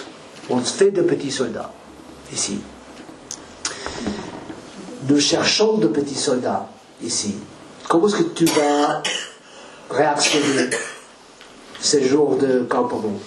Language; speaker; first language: French; non-native, learner; Spanish